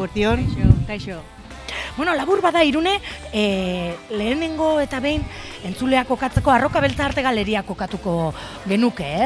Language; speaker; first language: Basque; native; Basque